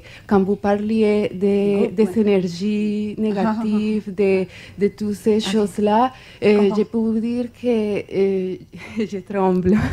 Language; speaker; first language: French; non-native, fluent; Spanish